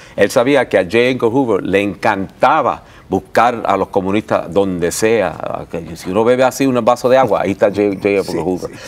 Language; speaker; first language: Spanish; early bilingual, heritage; Spanish